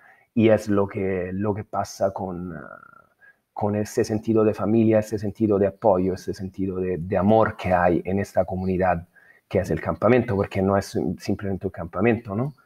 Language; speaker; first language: Spanish; non-native, fluent; Italian